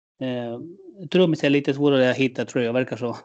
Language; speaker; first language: Swedish; non-native, fluent; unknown